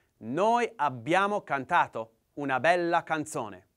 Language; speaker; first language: Italian; non-native, learner; English